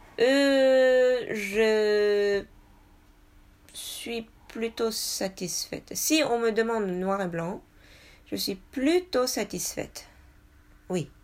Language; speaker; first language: French; non-native, fluent; Japanese